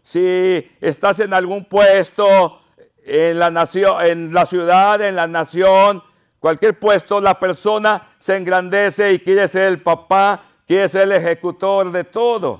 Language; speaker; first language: Spanish; native; Spanish